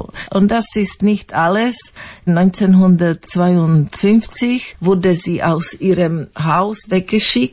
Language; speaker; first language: German; non-native, fluent; Slovak